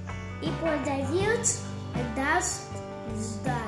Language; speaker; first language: Russian; early bilingual, heritage; Russian